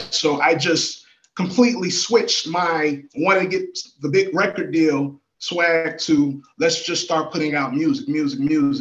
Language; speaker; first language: English; native; English